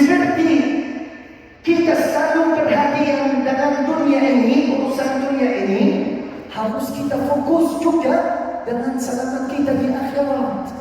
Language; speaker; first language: Indonesian; non-native, fluent; Arabic